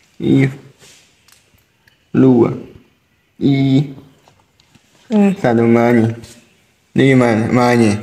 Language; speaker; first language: Indonesian; non-native, learner; Chinese